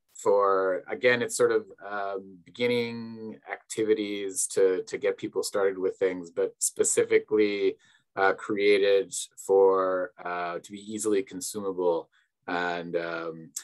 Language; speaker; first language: English; native; English